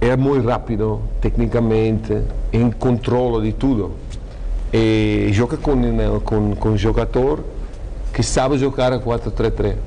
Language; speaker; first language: Italian; non-native, fluent; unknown